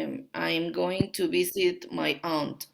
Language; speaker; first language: English; non-native, learner; Spanish